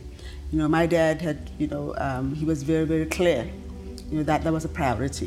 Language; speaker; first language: English; non-native, local second language; Tswana